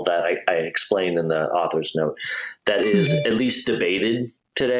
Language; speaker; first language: English; native; English